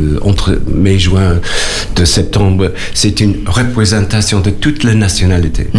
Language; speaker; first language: French; non-native, learner; English